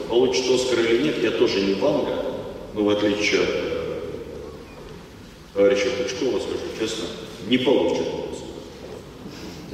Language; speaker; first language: Russian; native; Russian